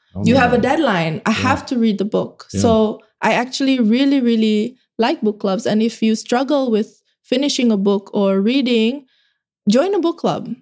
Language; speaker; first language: English; early bilingual, other home language; Indonesian